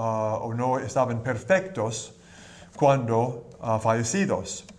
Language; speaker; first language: Spanish; non-native, learner; English